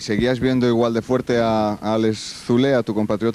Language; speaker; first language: Spanish; native; Spanish